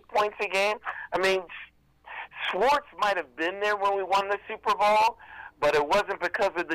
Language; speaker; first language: English; native; English